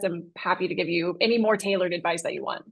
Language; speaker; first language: English; native; English